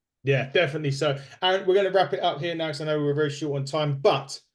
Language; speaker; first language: English; native; English